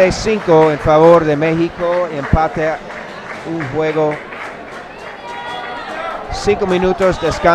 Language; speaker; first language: Spanish; non-native, learner; English